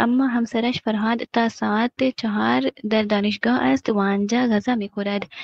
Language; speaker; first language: Persian; non-native, learner; Urdu